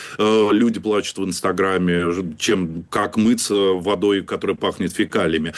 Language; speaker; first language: Russian; native; Russian